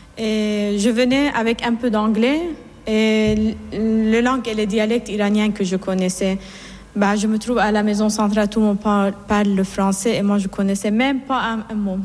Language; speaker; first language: French; non-native, fluent; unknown